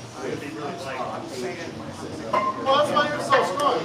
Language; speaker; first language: English; native; English